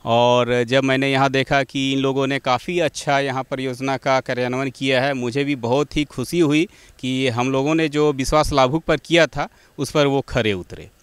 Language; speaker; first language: Hindi; native; Hindi